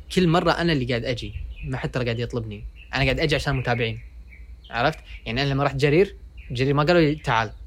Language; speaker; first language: Arabic; native; Arabic